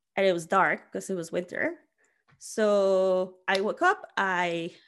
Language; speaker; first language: English; non-native, fluent; Spanish